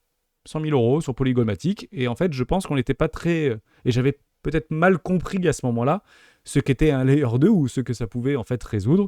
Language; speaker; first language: French; native; French